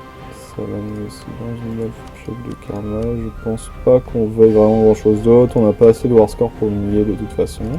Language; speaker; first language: French; native; French